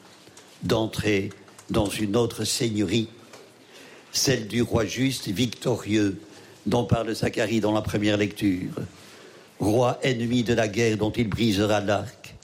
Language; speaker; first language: French; native; French